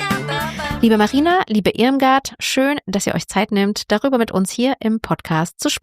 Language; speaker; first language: German; native; German